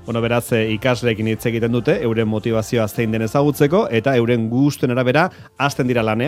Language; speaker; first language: Basque; native; Basque